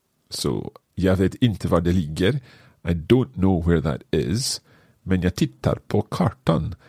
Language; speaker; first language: Swedish; non-native, learner; English